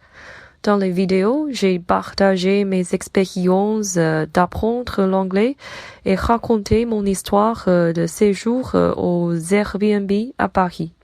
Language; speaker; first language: French; non-native, learner; Chinese